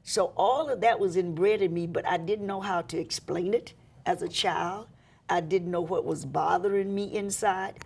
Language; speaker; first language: English; native; English